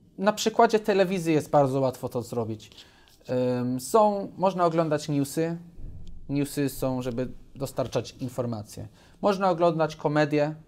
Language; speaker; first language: Polish; early bilingual, heritage; Polish